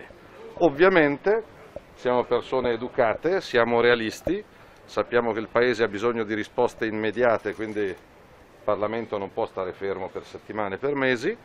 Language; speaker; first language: Italian; native; Italian